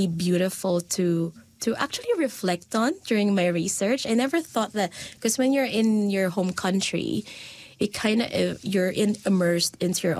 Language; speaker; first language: English; non-native, local second language; Filipino